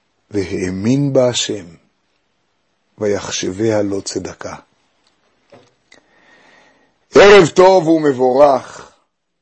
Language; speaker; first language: Hebrew; native; Hebrew